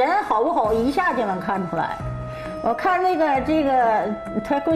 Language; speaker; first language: Chinese; native; Chinese